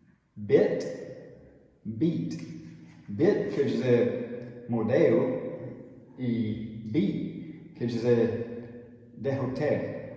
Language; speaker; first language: Portuguese; non-native, fluent; English